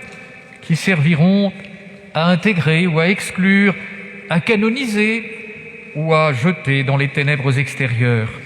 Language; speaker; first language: French; native; French